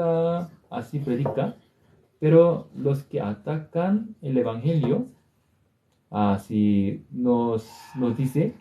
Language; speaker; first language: Spanish; non-native, learner; Korean